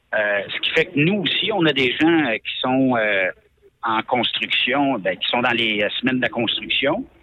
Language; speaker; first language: French; native; French